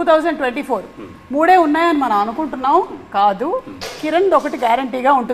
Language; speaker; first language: Telugu; native; Telugu